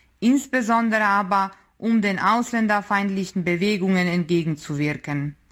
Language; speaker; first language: German; non-native, fluent; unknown